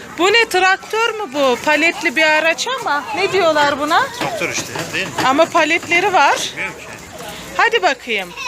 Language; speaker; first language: Turkish; native; Turkish